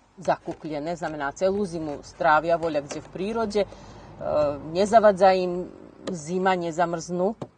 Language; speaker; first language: Slovak; native; Slovak